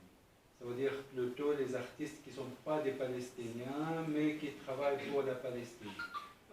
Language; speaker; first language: French; non-native, fluent; Arabic